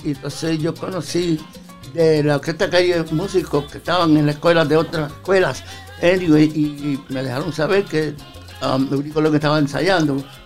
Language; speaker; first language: Spanish; early bilingual, heritage; Spanish